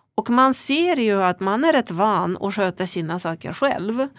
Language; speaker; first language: Swedish; non-native, fluent; Russian